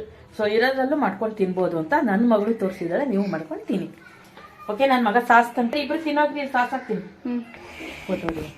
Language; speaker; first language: Kannada; native; Kannada